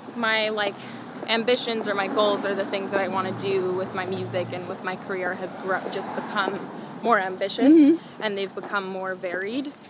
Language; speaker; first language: English; early bilingual, other home language; Spanish